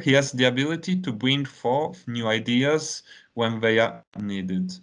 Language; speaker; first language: English; non-native, fluent; Italian